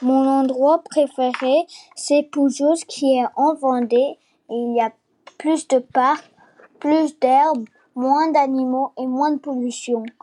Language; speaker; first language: French; early bilingual, other home language; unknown